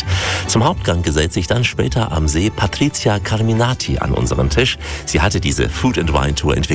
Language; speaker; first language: German; native; German